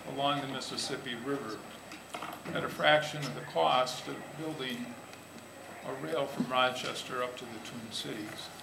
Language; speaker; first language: English; native; English